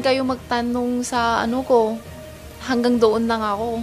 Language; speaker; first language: Filipino; non-native, learner; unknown